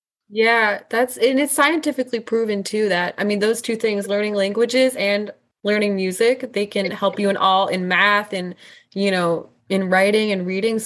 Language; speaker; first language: English; native; English